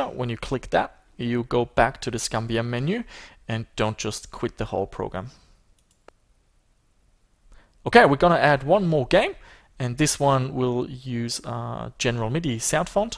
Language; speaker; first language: English; native; English